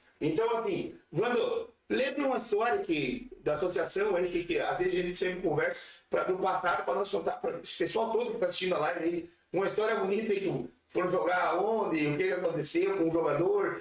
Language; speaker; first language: Portuguese; native; Portuguese